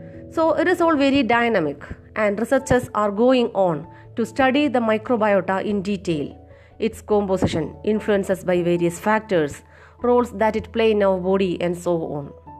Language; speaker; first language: English; non-native, local second language; Malayalam